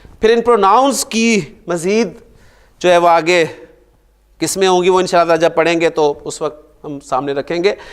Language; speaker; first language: Urdu; native; Urdu